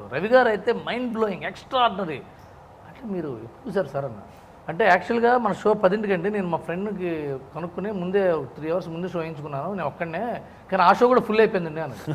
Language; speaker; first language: Telugu; native; Telugu